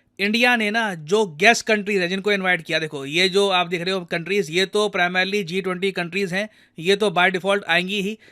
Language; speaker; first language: Hindi; native; Hindi